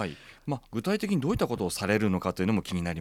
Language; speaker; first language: Japanese; native; Japanese